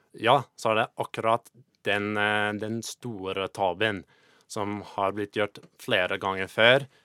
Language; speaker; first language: Norwegian; non-native, fluent; English